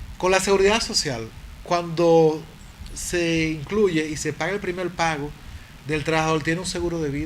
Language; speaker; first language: Spanish; native; Spanish